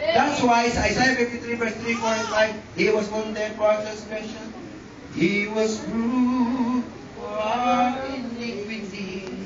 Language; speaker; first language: English; non-native, local second language; Filipino